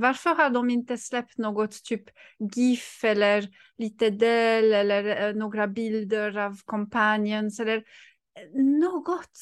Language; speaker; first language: Swedish; non-native, fluent; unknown